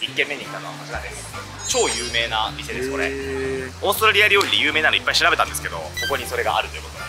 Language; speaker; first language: Japanese; native; Japanese